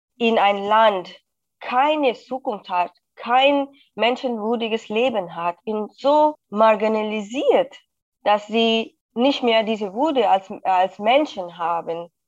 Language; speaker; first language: German; non-native, fluent; Rohingya